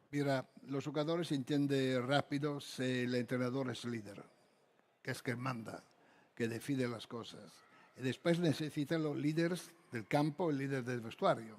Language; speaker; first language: Spanish; non-native, fluent; Italian